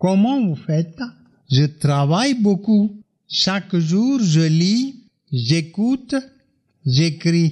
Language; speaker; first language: French; non-native, fluent; Tamil